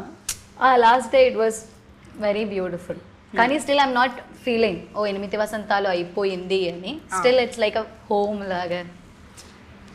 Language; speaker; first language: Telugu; non-native, learner; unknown